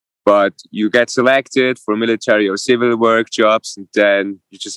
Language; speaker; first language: English; non-native, fluent; Swiss German